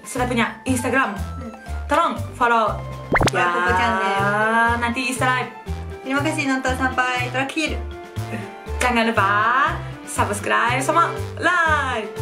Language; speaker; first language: Indonesian; non-native, learner; Japanese